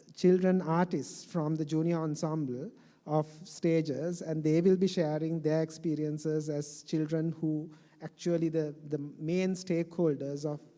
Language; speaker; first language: English; non-native, local second language; Sinhala